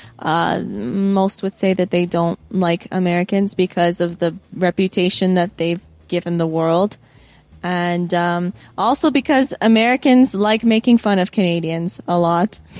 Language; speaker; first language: English; native; English